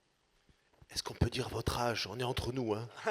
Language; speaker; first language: French; native; French